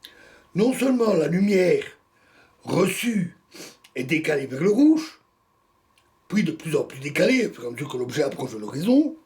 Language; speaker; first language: French; native; French